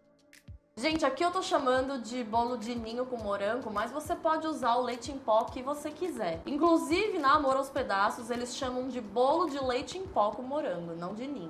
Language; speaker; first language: Portuguese; native; Portuguese